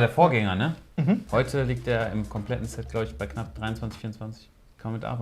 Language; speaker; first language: German; native; German